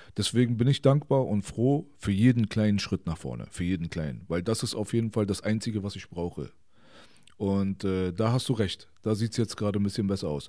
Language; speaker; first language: German; early bilingual, other home language; Persian